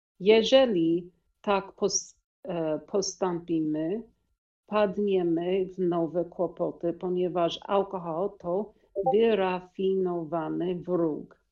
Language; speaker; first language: Polish; non-native, learner; English